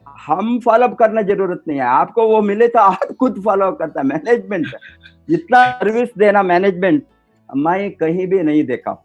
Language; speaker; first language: Hindi; non-native, local second language; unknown